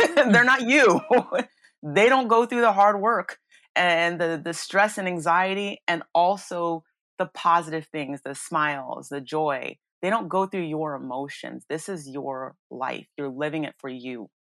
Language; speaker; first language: English; early bilingual, other home language; Yoruba